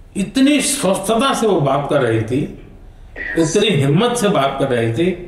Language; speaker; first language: Hindi; non-native, local second language; Gujarati